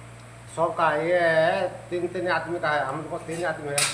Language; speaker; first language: Hindi; non-native, local second language; Odia